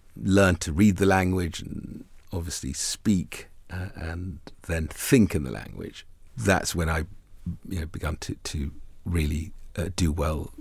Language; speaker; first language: English; early bilingual, other home language; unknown